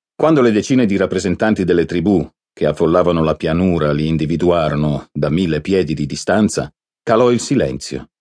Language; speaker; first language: Italian; native; Italian